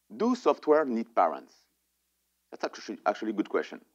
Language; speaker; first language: English; non-native, fluent; French